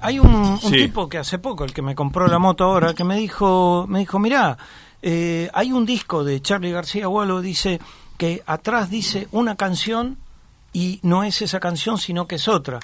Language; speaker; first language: Spanish; native; Spanish